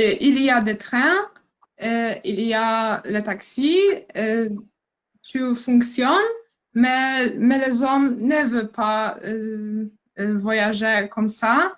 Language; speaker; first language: French; non-native, learner; Polish